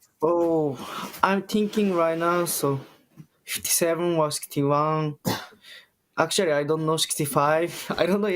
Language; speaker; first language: English; non-native, learner; Japanese